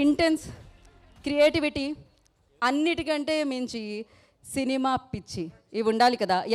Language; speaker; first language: Telugu; native; Telugu